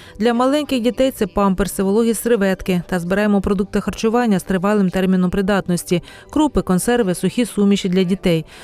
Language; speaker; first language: Ukrainian; native; Ukrainian